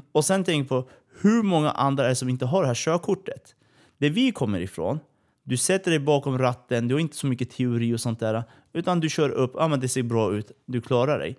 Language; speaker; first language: Swedish; early bilingual, other home language; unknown